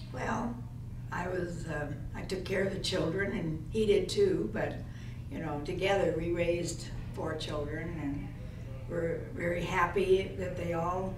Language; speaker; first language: English; native; English